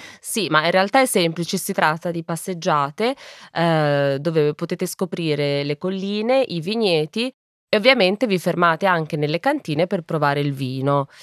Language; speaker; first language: Italian; native; Italian